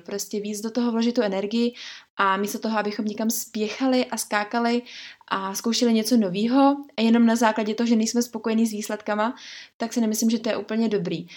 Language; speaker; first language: Czech; native; Czech